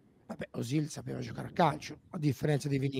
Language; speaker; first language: Italian; native; Italian